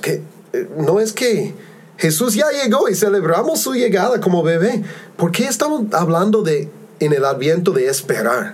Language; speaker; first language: Spanish; non-native, fluent; English